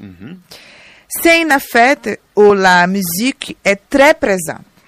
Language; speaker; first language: French; non-native, learner; Portuguese